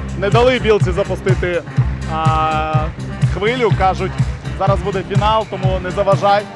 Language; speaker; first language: Ukrainian; native; Ukrainian